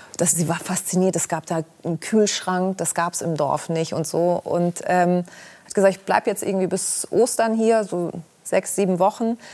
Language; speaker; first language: German; early bilingual, other home language; Greek